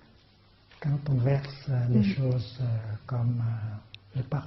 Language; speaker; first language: French; non-native, fluent; Vietnamese